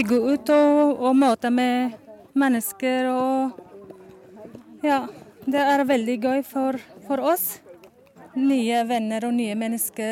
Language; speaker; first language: Norwegian; non-native, learner; Arabic